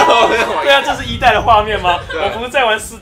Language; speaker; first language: Chinese; native; Chinese